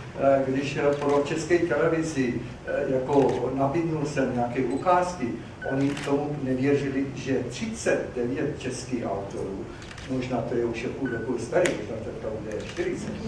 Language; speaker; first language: Czech; non-native, fluent; Persian